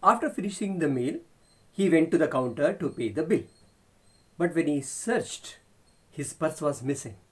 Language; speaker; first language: English; non-native, local second language; Kannada